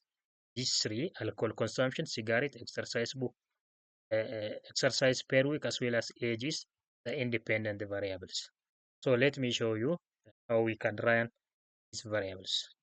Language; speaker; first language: English; non-native, local second language; Oromo